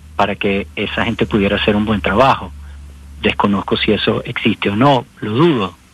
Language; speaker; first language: Spanish; native; Spanish